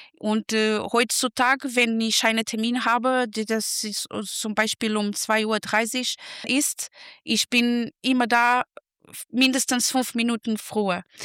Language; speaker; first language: German; non-native, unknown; Portuguese